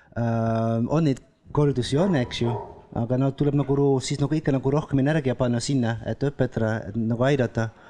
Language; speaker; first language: Estonian; non-native, fluent; Dutch